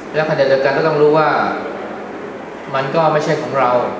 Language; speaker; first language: Thai; native; Thai